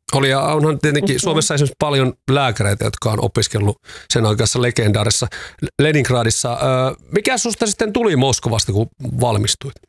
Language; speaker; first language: Finnish; native; Finnish